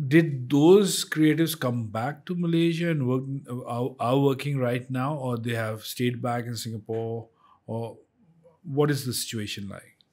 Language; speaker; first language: English; non-native, local second language; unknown